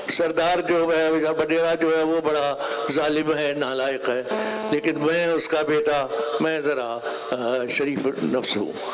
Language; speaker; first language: Urdu; non-native, local second language; Sindhi